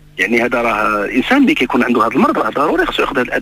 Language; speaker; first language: Arabic; native; Arabic